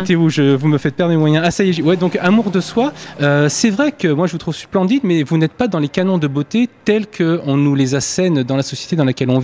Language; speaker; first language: French; native; French